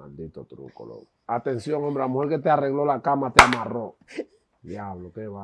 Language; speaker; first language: Spanish; native; Spanish